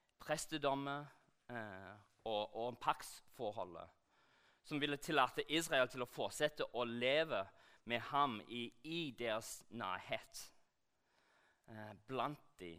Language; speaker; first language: Norwegian; non-native, fluent; English